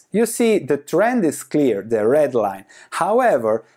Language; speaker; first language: English; non-native, fluent; Croatian